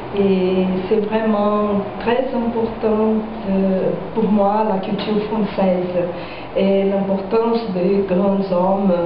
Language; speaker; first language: French; non-native, fluent; Portuguese